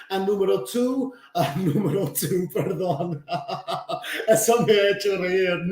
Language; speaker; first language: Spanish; non-native, fluent; English